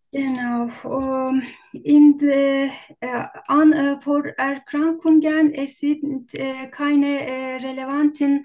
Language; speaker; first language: German; non-native, learner; Turkish